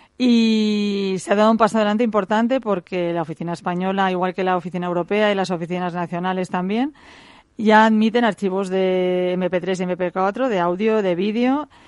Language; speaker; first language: Spanish; native; Spanish